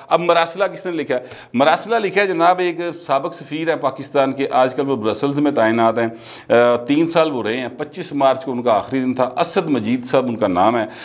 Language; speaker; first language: Urdu; non-native, local second language; Punjabi